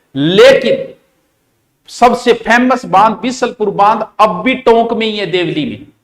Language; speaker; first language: Hindi; native; Hindi